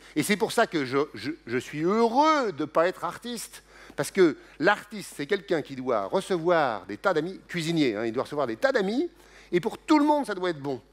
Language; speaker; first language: French; native; French